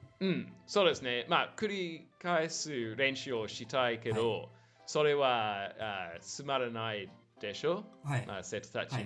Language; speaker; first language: Japanese; non-native, learner; English